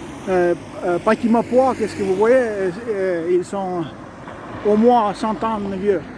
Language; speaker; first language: French; non-native, learner; Estonian